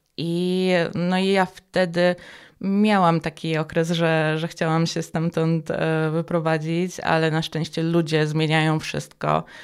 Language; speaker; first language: Polish; native; Polish